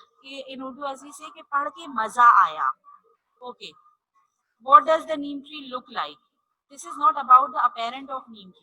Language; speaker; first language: English; non-native, local second language; Urdu